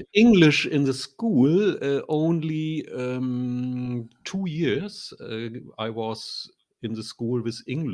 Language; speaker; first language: English; non-native, learner; German